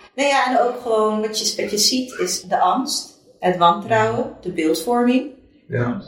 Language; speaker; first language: Dutch; native; Dutch